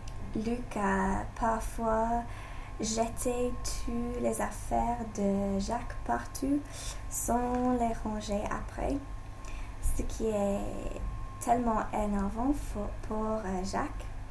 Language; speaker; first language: French; non-native, learner; English